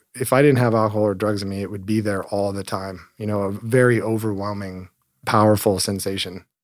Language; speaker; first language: English; native; English